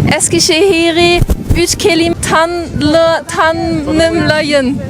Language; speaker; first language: Turkish; non-native, learner; English